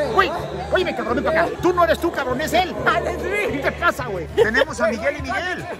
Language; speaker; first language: Spanish; native; Spanish